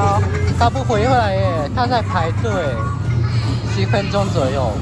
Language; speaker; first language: Chinese; non-native, fluent; Japanese